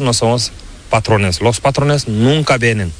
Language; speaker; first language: Spanish; non-native, learner; Fula